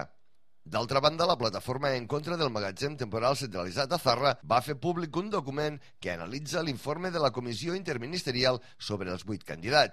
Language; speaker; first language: Catalan; native; Catalan